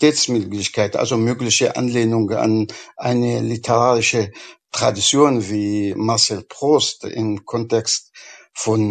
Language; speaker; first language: German; non-native, fluent; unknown